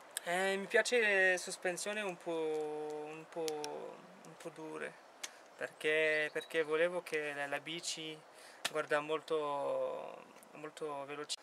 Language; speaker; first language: Italian; non-native, fluent; French